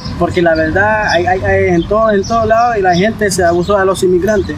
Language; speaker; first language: Spanish; non-native, learner; Haitian Creole